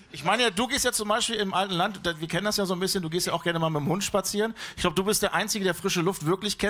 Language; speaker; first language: German; native; German